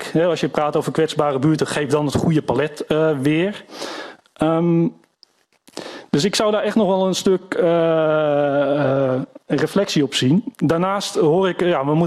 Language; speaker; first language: Dutch; native; Dutch